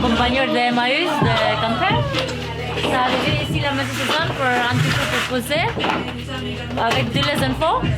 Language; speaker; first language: French; non-native, learner; Albanian